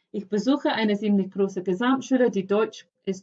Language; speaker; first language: German; non-native, fluent; English